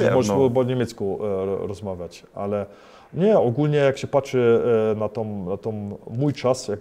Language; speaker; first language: Polish; early bilingual, heritage; Polish